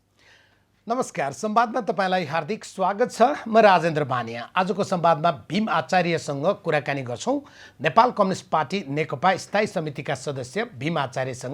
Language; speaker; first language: Nepali; native; Nepali